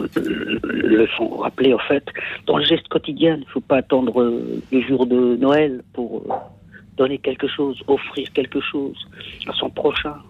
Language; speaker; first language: French; non-native, local second language; Kabyle